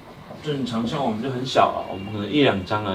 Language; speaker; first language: Chinese; native; Chinese